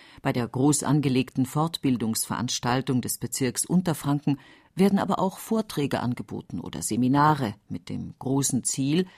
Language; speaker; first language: German; native; German